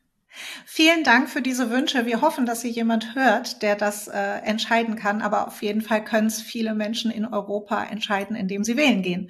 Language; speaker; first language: German; native; German